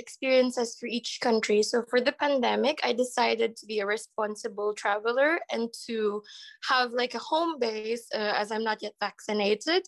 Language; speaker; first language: English; non-native, local second language; Iloko